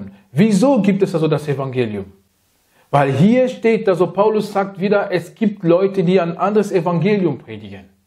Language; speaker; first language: German; non-native, learner; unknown